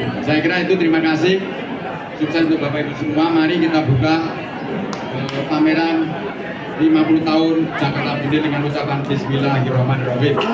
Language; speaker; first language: Indonesian; native; Indonesian